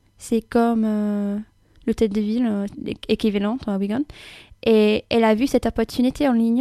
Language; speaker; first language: French; non-native, fluent; English